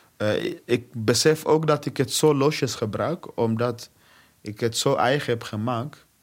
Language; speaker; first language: Dutch; non-native, fluent; Swahili